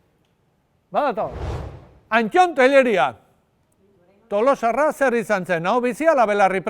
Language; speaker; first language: Basque; native; Basque